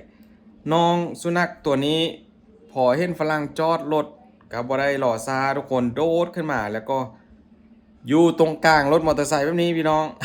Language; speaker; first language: Thai; non-native, local second language; Lao